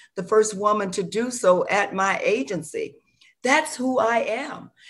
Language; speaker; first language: English; native; English